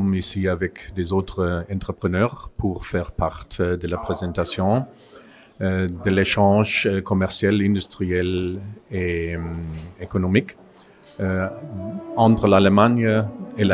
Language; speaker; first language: French; non-native, fluent; German